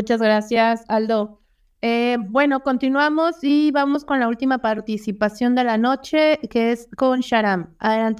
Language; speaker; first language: Spanish; native; Spanish